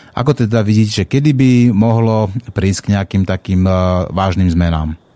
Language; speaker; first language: Slovak; native; Slovak